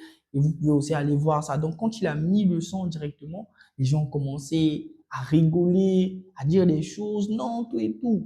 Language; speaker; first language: French; non-native, local second language; Sango